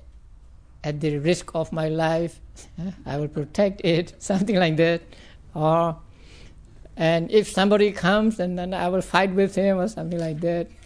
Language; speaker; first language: English; non-native, fluent; Burmese